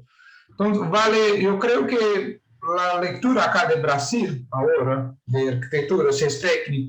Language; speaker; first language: Spanish; non-native, learner; Portuguese